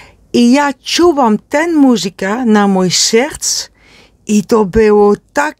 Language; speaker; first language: Polish; non-native, learner; Dutch